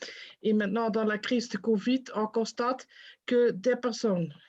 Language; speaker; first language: French; non-native, fluent; Dutch